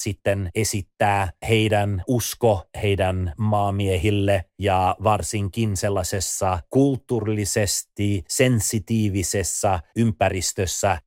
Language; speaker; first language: Finnish; early bilingual, other home language; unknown